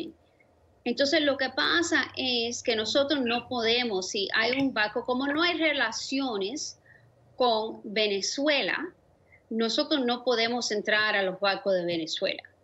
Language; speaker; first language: Spanish; early bilingual, other home language; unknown